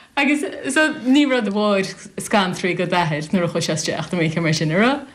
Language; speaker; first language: Irish; native; Irish